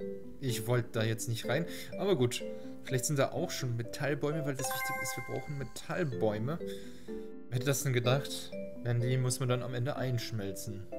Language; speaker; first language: German; native; German